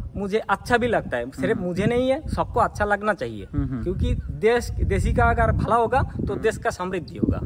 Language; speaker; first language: Hindi; non-native, local second language; Bangla